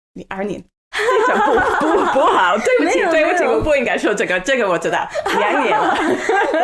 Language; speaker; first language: Chinese; non-native, learner; English